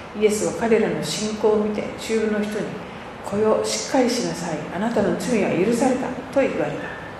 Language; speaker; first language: Japanese; native; Japanese